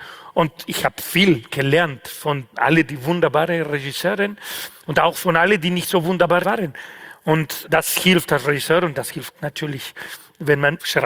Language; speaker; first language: German; non-native, fluent; Spanish